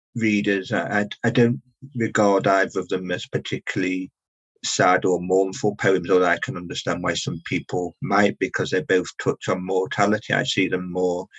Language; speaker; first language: English; native; English